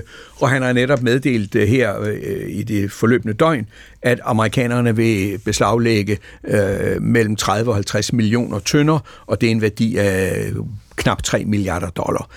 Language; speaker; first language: Danish; native; Danish